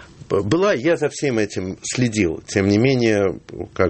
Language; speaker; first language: Russian; native; Russian